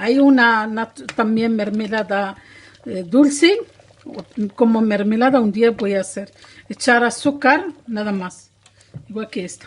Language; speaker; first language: Spanish; non-native, learner; Arabic